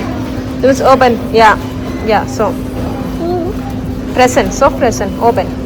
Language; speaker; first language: German; non-native, learner; Telugu